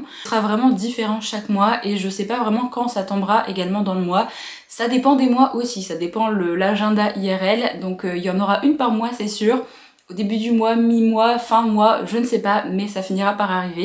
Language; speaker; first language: French; native; French